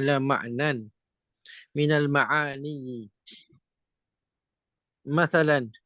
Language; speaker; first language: Arabic; non-native, fluent; Malay